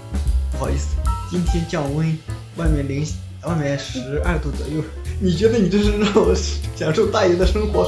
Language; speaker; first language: Chinese; native; Chinese